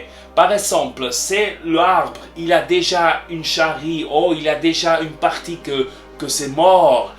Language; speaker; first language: French; non-native, learner; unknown